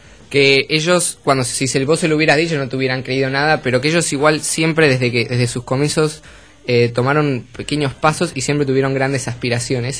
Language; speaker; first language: Spanish; native; Spanish